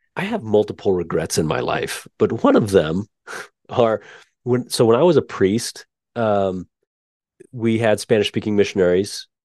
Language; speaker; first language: English; native; English